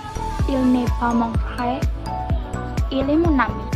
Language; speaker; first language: French; non-native, learner; Indonesian